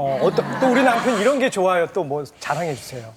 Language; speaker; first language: Korean; native; Korean